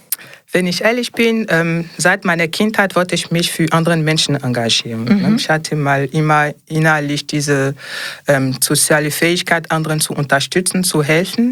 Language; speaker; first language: German; non-native, fluent; French